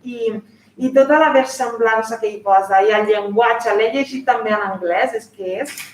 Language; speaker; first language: Catalan; non-native, fluent; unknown